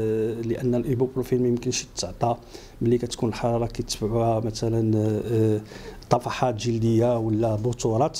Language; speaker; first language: Arabic; native; Arabic